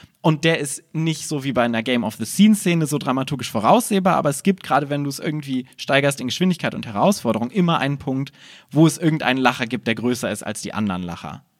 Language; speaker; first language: German; native; German